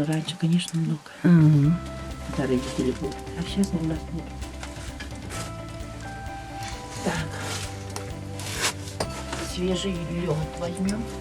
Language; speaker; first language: Russian; non-native, local second language; Yakut